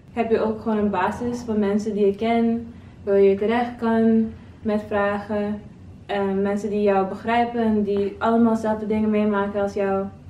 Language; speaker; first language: Dutch; non-native, local second language; Papiamento